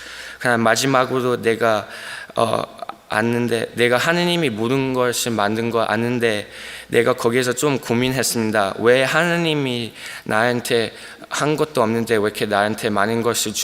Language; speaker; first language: Korean; early bilingual, heritage; Korean